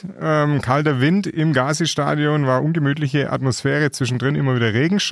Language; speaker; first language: German; native; German